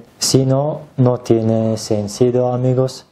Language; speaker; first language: Spanish; non-native, learner; Turkish